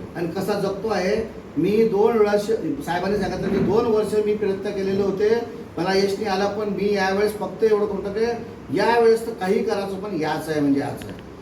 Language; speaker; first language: Marathi; native; Marathi